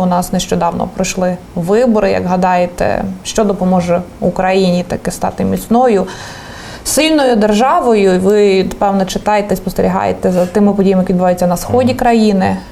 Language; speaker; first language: Ukrainian; native; Ukrainian